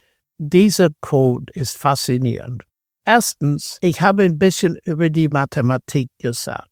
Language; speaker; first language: German; non-native, fluent; English